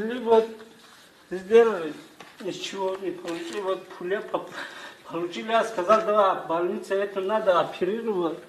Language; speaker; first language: Russian; non-native, learner; Tajik